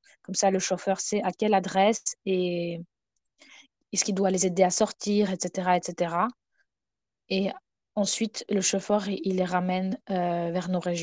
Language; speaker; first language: French; non-native, fluent; Ukrainian